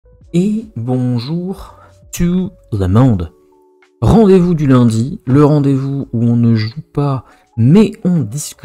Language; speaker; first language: French; native; French